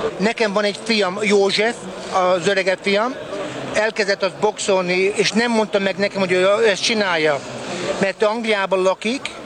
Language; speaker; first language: Hungarian; early bilingual, heritage; Hungarian